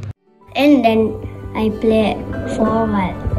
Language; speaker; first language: English; non-native, learner; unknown